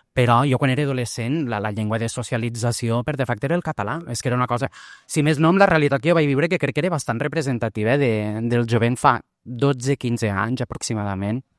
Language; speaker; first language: Catalan; early bilingual, other home language; Portuguese